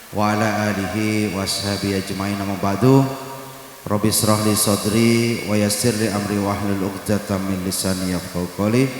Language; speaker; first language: Indonesian; non-native, local second language; Madurese